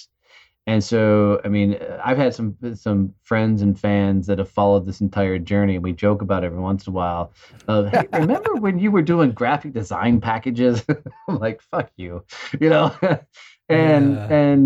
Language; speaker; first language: English; native; English